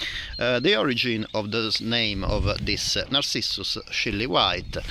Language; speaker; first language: English; non-native, fluent; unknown